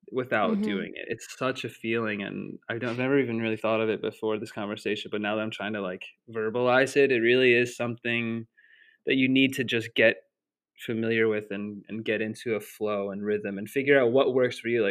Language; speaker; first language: English; native; English